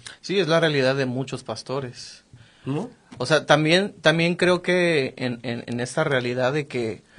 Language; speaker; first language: Spanish; native; Spanish